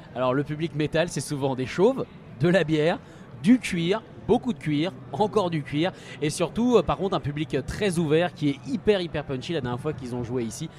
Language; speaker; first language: French; native; French